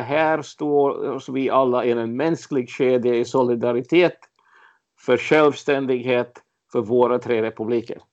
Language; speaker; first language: Swedish; early bilingual, other home language; Latvian